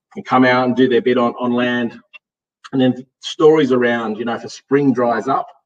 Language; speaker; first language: English; native; English